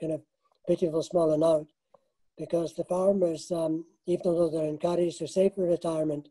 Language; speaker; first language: English; native; English